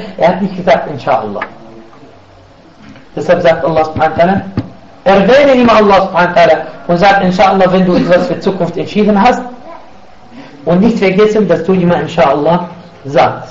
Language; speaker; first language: German; non-native, fluent; Arabic